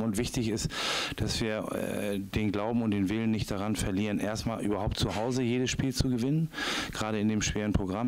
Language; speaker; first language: German; native; German